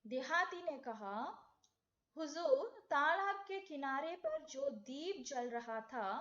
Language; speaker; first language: Hindi; non-native, local second language; Tamil